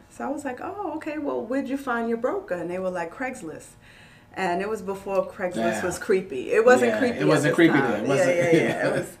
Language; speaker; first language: English; native; English